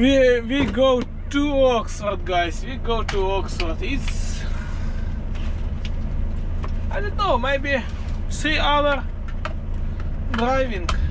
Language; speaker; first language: English; non-native, learner; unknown